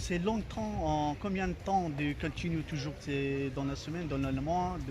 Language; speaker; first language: French; non-native, learner; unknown